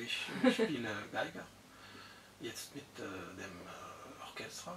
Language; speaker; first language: German; non-native, learner; Arabic